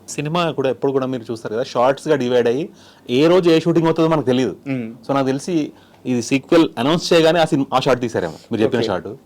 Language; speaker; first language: Telugu; native; Telugu